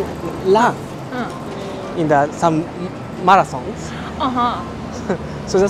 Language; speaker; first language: English; non-native, learner; Japanese